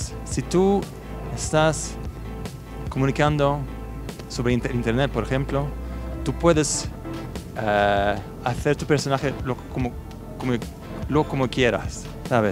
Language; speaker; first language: Spanish; non-native, fluent; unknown